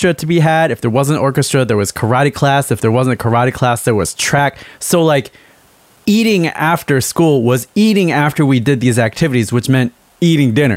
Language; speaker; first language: English; native; English